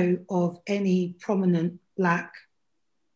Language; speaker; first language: English; native; English